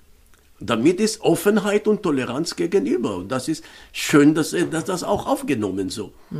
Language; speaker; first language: German; non-native, fluent; Hebrew